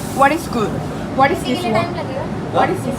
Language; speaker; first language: English; non-native, learner; Korean